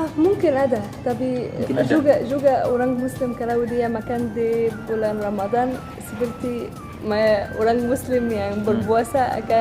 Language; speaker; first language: Indonesian; non-native, fluent; Arabic